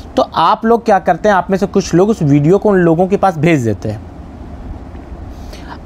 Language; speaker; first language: Hindi; non-native, local second language; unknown